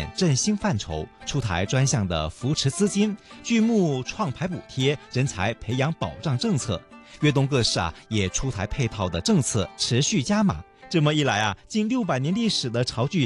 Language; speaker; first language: Chinese; native; Chinese